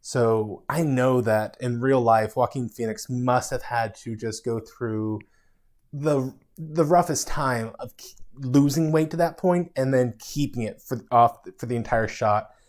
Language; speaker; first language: English; native; English